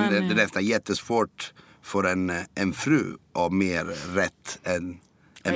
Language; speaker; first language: Swedish; non-native, fluent; Italian